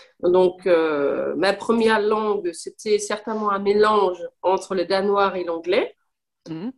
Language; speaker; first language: French; non-native, fluent; English